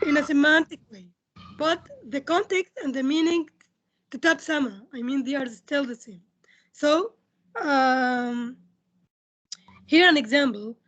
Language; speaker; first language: English; non-native, fluent; Indonesian